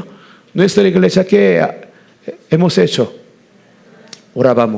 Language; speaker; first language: Spanish; non-native, learner; Korean